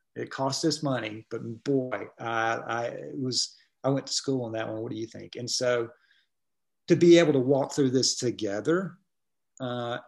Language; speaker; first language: English; native; English